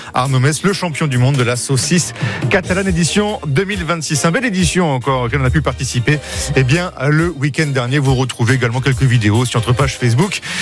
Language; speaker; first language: French; native; French